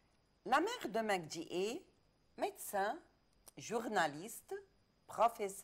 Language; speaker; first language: French; non-native, fluent; Arabic